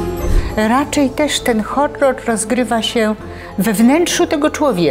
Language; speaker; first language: Polish; native; Polish